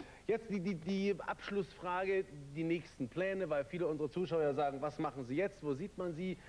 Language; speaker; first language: German; native; German